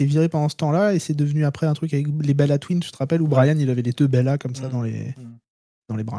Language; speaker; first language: French; native; French